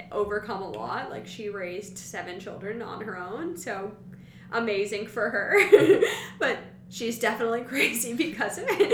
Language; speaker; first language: English; native; English